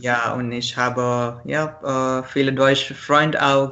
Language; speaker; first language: German; non-native, learner; Marathi